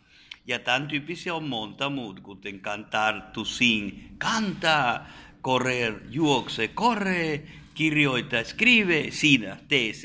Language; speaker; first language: Finnish; non-native, fluent; Spanish